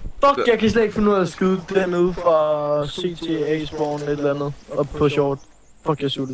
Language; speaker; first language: Danish; native; Danish